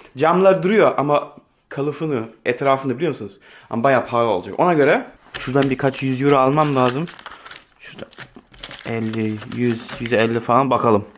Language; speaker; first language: Turkish; early bilingual, heritage; Turkish